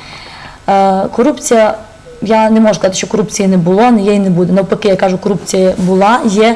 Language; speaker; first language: Ukrainian; native; Ukrainian